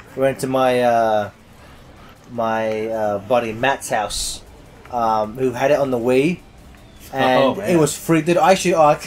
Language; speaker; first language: English; native; English